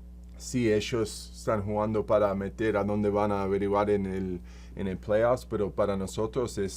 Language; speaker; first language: Spanish; early bilingual, heritage; Spanish